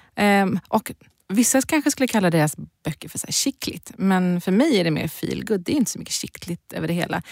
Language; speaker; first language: Swedish; early bilingual, other home language; Persian